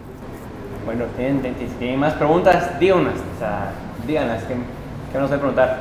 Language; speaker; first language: Spanish; native; Spanish